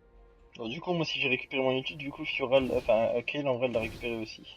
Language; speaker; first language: French; native; French